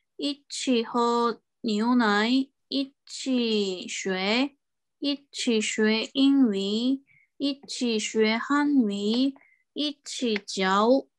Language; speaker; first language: Chinese; non-native, learner; Korean